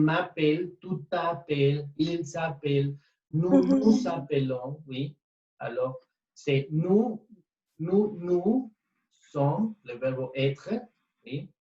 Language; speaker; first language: French; non-native, fluent; Spanish